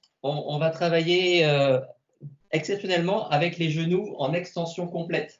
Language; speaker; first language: French; native; French